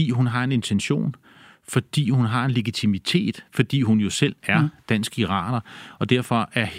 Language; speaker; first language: Danish; native; Danish